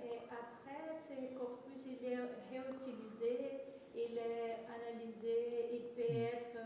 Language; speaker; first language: French; non-native, fluent; Portuguese